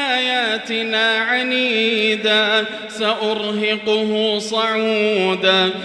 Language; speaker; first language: Arabic; native; Arabic